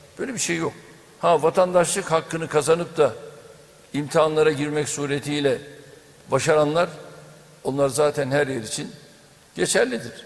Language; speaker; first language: Turkish; native; Turkish